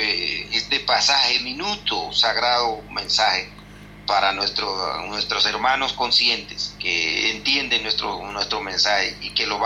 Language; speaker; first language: Spanish; non-native, local second language; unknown